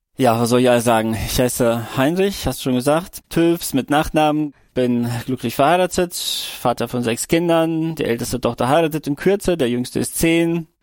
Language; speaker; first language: German; early bilingual, other home language; Russian